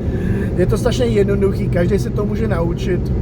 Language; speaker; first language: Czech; non-native, fluent; English